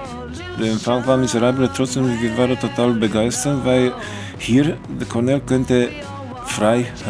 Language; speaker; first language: German; non-native, fluent; Romanian